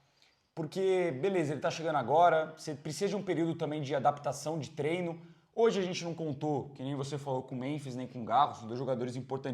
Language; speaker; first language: Portuguese; native; Portuguese